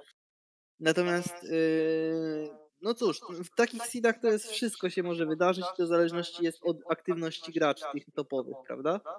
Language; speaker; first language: Polish; native; Polish